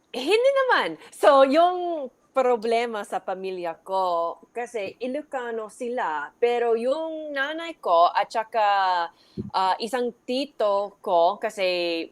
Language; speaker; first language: Filipino; early bilingual, heritage; English